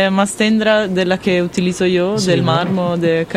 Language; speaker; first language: Spanish; non-native, learner; Italian